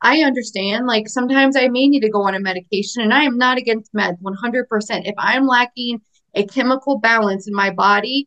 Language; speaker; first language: English; native; English